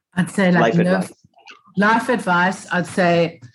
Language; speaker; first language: English; native; English